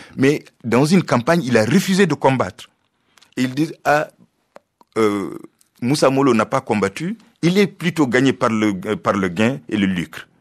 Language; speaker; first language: French; non-native, local second language; Fula